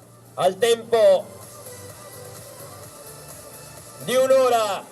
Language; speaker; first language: Italian; native; Italian